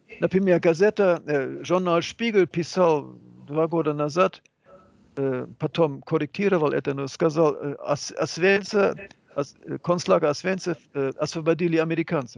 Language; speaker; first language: Russian; non-native, fluent; German